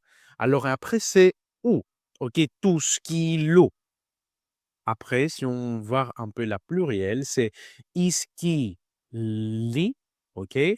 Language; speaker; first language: French; non-native, learner; Greek